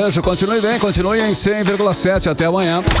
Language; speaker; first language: Portuguese; native; Portuguese